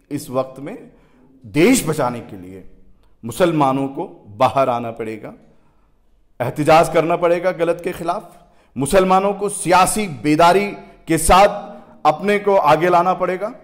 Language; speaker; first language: Hindi; native; Hindi